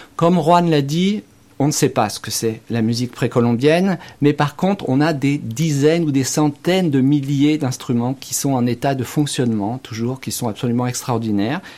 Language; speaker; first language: French; native; French